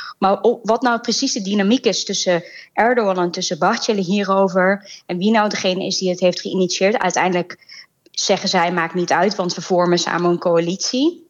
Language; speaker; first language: Dutch; early bilingual, other home language; Turkish